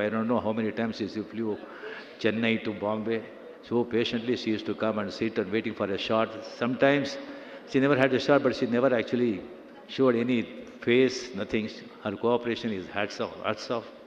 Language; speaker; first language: Telugu; non-native, fluent; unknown